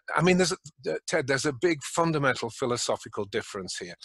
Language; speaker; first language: English; native; English